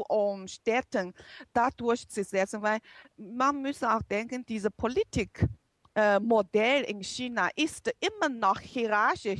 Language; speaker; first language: German; non-native, learner; Chinese